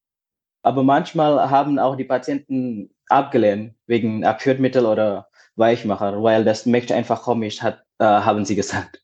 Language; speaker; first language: German; non-native, fluent; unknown